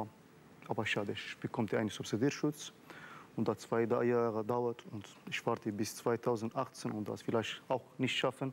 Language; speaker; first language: German; non-native, learner; Arabic